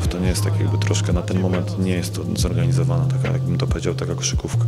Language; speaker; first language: Polish; native; Polish